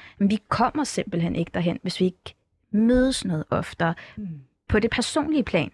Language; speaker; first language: Danish; early bilingual, other home language; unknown